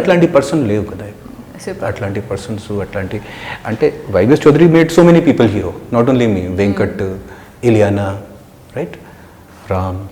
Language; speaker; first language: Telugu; non-native, local second language; Hindi